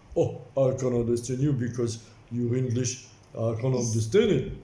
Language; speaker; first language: English; non-native, local second language; French